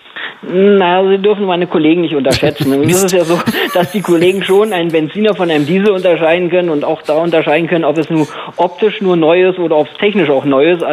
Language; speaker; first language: German; native; German